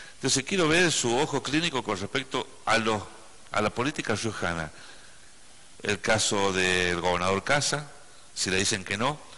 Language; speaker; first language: Spanish; native; Spanish